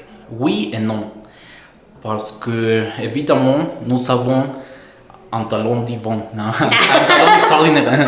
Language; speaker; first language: French; non-native, fluent; Spanish